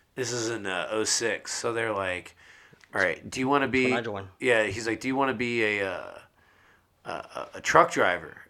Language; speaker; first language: English; native; English